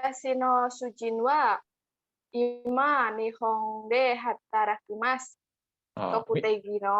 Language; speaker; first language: Japanese; non-native, learner; Indonesian